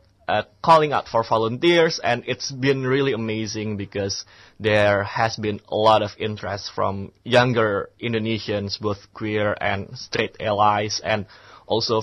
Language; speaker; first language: English; non-native, fluent; Indonesian